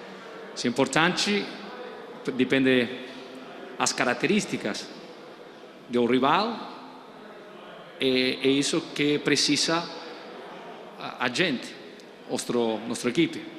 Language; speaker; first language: Portuguese; non-native, fluent; Spanish